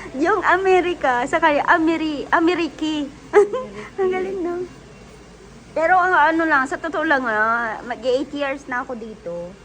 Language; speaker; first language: Filipino; non-native, local second language; Hiligaynon